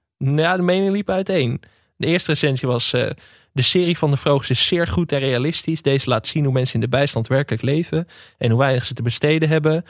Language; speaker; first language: Dutch; native; Dutch